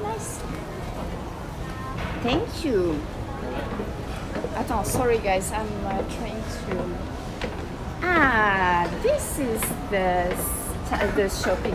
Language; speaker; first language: English; non-native, fluent; French